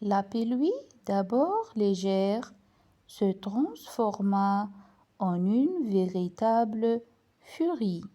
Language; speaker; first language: French; non-native, local second language; Arabic